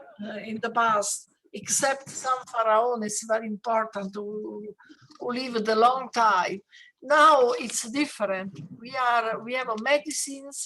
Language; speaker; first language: English; non-native, learner; Italian